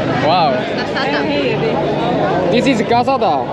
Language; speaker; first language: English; non-native, learner; Korean